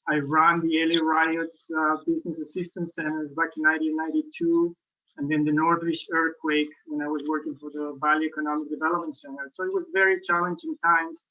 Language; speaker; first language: English; non-native, fluent; Spanish